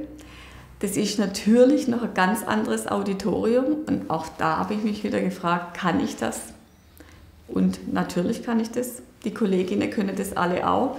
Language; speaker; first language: German; native; German